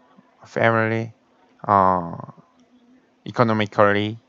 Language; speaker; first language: English; non-native, learner; Korean